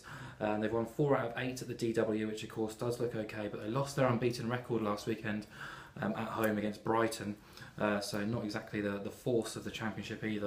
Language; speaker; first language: English; native; English